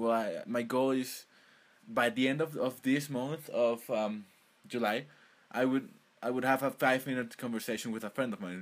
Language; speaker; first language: English; non-native, fluent; Spanish